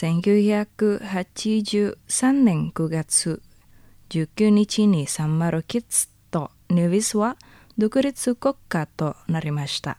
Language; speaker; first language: Japanese; non-native, learner; Indonesian